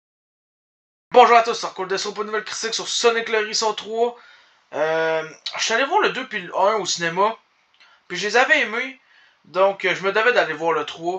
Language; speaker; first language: French; native; French